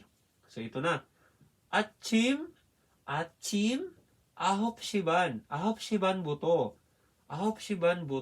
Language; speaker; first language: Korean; non-native, fluent; Filipino